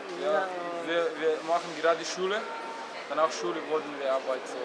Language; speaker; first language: German; non-native, learner; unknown